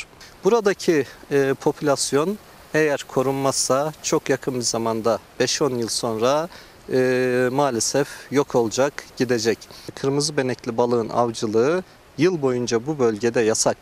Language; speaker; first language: Turkish; native; Turkish